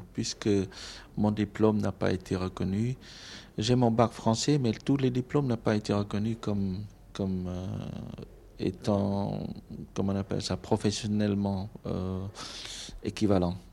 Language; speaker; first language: French; non-native, local second language; Khmer